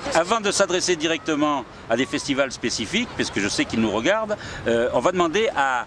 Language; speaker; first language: French; native; French